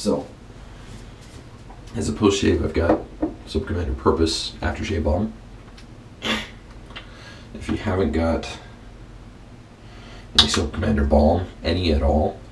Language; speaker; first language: English; native; English